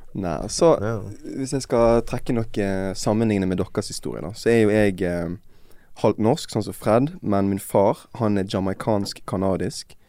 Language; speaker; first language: Norwegian; native; Norwegian